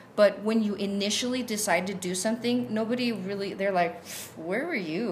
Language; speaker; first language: English; early bilingual, other home language; Spanish